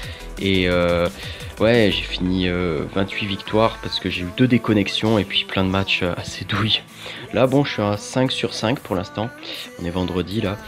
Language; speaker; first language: French; native; French